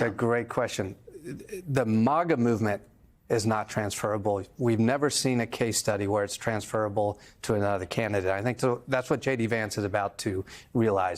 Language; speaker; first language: English; native; English